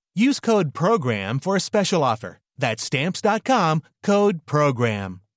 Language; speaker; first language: English; native; English